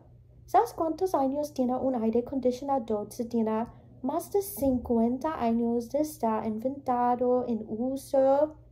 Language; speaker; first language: Spanish; early bilingual, heritage; English